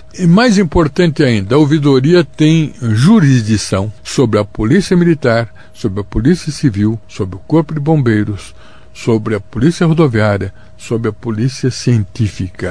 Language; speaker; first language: Portuguese; native; Portuguese